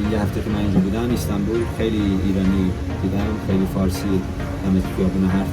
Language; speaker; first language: Persian; early bilingual, heritage; Persian